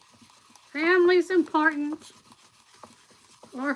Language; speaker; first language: English; native; English